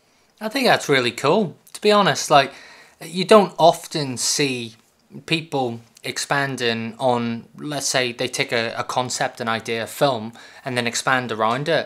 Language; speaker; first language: English; native; English